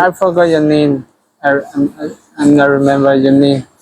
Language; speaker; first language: English; non-native, learner; Burmese